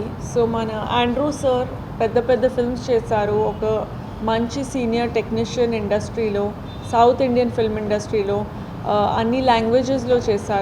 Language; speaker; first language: Telugu; non-native, fluent; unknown